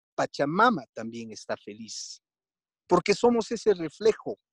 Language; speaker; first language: Spanish; non-native, local second language; Quechua